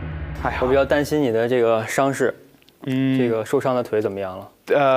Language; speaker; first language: Chinese; native; Chinese